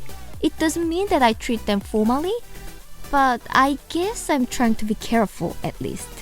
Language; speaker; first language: English; non-native, fluent; Korean